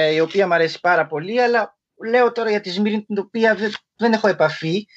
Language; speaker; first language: Greek; early bilingual, other home language; French